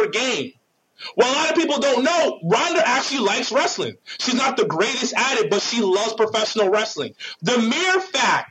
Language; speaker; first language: English; native; English